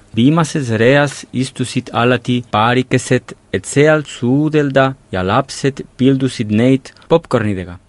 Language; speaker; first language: Estonian; non-native, fluent; Catalan